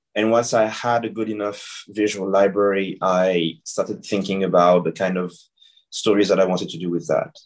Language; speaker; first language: English; non-native, fluent; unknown